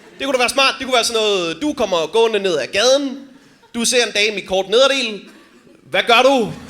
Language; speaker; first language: Danish; native; Danish